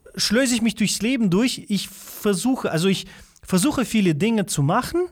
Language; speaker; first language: German; non-native, fluent; Russian